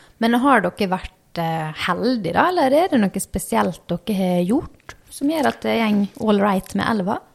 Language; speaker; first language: Norwegian; native; Norwegian